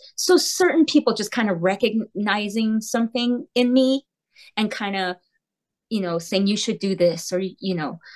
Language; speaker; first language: English; early bilingual, heritage; Korean